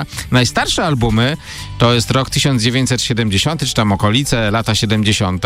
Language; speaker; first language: Polish; native; Polish